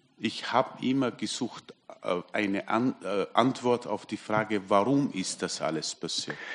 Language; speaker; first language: German; non-native, fluent; Armenian